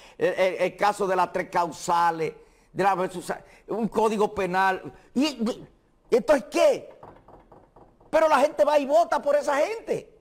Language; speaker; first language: Spanish; native; Spanish